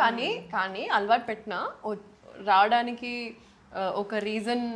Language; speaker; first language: Telugu; non-native, local second language; Urdu